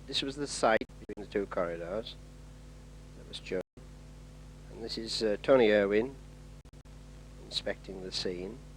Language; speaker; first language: English; native; English